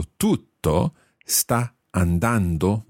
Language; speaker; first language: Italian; non-native, fluent; English